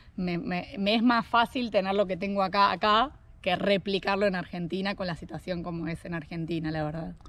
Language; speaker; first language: Spanish; native; Spanish